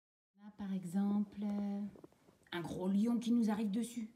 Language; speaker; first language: French; native; French